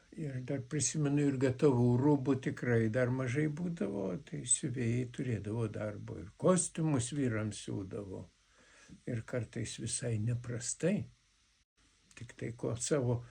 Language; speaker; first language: Lithuanian; native; Lithuanian